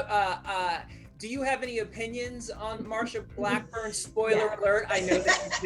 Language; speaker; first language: English; native; English